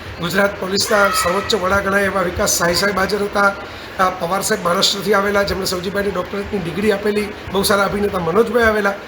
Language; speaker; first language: Gujarati; native; Gujarati